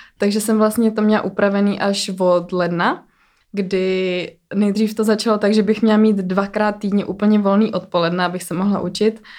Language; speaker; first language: Czech; native; Czech